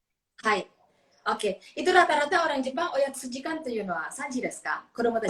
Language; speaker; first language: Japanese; non-native, learner; Indonesian